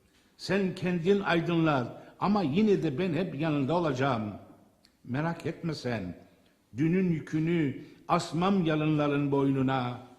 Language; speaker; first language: Turkish; native; Turkish